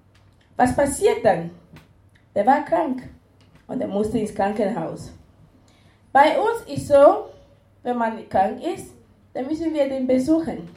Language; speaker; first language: German; non-native, fluent; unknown